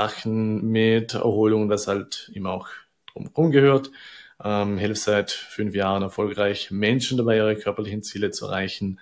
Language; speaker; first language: German; native; German